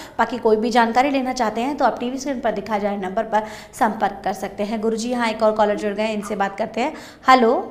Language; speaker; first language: Hindi; native; Hindi